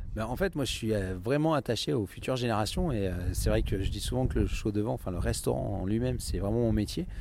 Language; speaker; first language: French; native; French